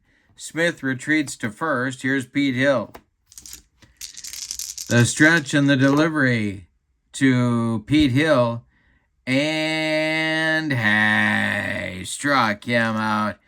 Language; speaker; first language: English; native; English